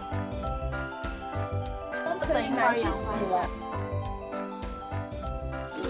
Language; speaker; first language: Chinese; native; Chinese